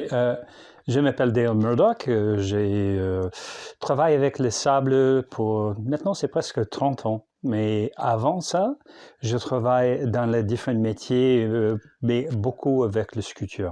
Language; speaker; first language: French; non-native, learner; English